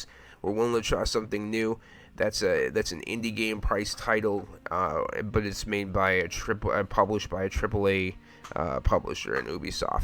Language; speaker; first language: English; native; English